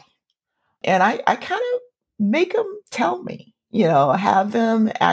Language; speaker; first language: English; native; English